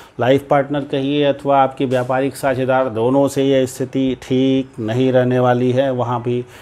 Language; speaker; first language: Hindi; native; Hindi